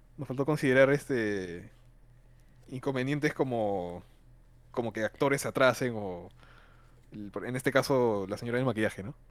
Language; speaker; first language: Spanish; native; Spanish